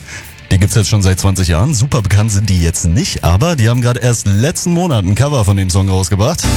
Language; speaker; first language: German; native; German